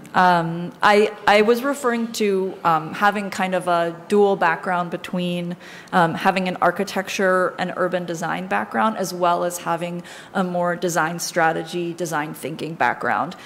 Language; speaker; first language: English; native; English